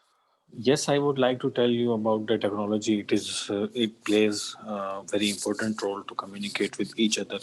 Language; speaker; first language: English; non-native, learner; Urdu